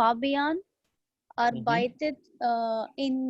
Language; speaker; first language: German; non-native, learner; Hindi